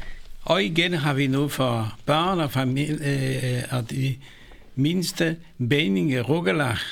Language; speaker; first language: Danish; non-native, fluent; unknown